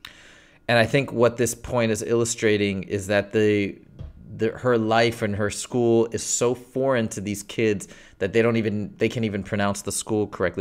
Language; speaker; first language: English; native; English